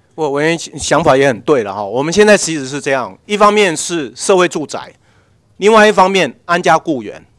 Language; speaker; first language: Chinese; native; Chinese